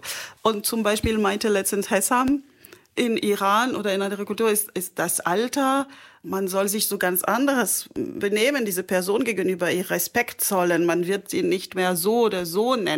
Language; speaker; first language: German; non-native, fluent; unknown